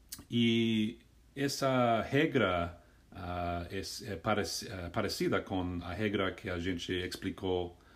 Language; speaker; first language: Portuguese; non-native, learner; English